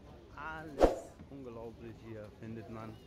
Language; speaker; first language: German; non-native, learner; Persian